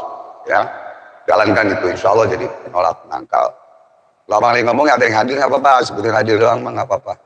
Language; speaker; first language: Indonesian; native; Indonesian